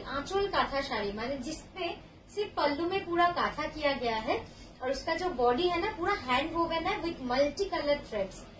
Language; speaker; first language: Hindi; non-native, local second language; Bangla